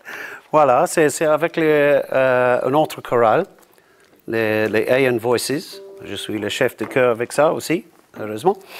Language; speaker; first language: French; non-native, learner; English